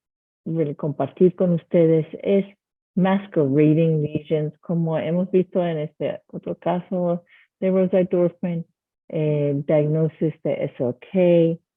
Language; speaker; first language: Spanish; early bilingual, heritage; Spanish